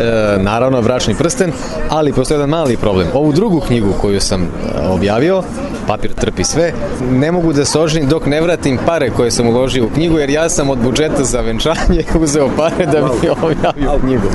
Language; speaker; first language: Serbian; native; Serbian